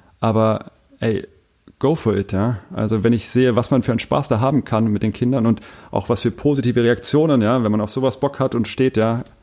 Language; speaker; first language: German; native; German